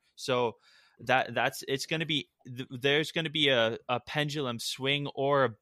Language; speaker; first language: English; native; English